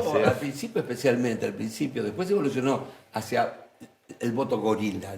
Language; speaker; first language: Spanish; native; Spanish